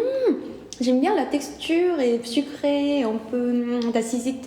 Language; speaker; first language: French; non-native, learner; Korean